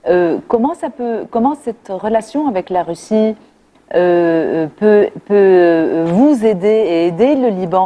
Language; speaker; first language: French; non-native, local second language; Arabic